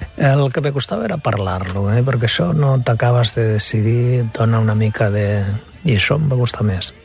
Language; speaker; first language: Catalan; non-native, local second language; Spanish